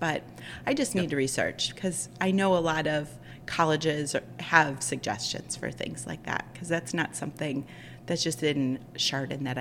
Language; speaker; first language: English; native; English